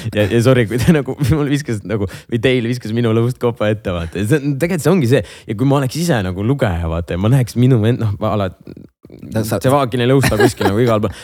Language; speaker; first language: Estonian; non-native, local second language; Russian